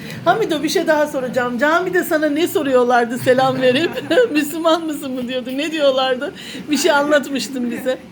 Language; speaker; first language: Turkish; native; Turkish